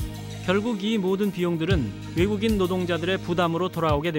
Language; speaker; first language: Korean; native; Korean